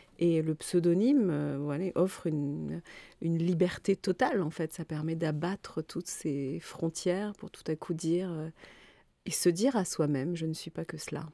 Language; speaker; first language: French; native; French